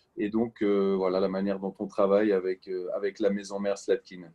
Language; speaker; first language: French; native; French